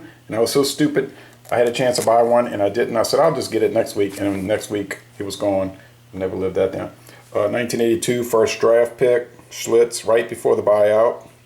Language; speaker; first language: English; native; English